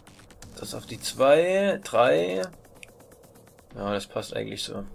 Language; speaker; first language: German; native; German